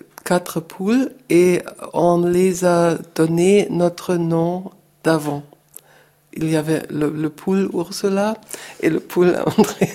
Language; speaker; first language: French; non-native, fluent; German